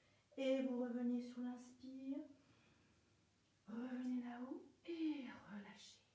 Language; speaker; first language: French; native; French